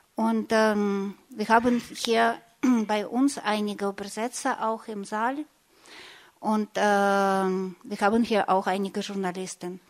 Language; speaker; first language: German; non-native, fluent; Russian